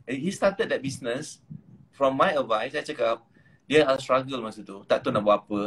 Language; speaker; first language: English; non-native, local second language; Malay